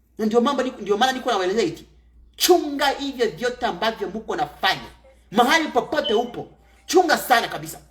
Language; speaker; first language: Swahili; non-native, local second language; Kinyarwanda